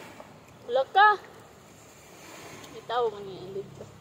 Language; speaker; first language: Filipino; non-native, local second language; Cebuano